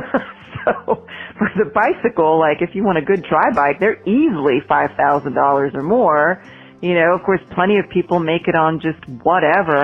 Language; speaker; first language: English; native; English